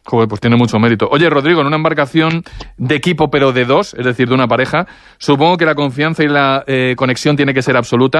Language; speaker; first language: Spanish; native; Spanish